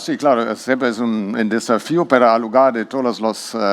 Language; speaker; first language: Spanish; non-native, learner; German